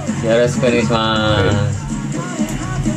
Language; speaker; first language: Japanese; non-native, learner; Sundanese